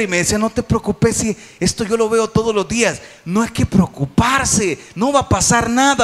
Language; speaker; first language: Spanish; native; Spanish